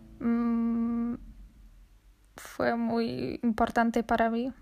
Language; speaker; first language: Spanish; non-native, fluent; Polish